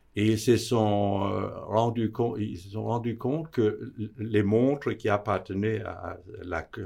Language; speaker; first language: French; non-native, fluent; Danish